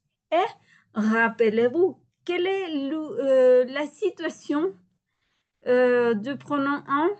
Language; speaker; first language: French; non-native, learner; Spanish